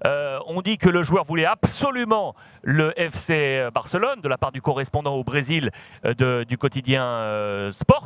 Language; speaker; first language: French; native; French